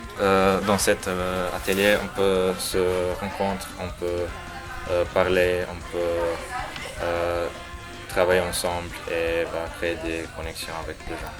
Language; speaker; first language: French; non-native, learner; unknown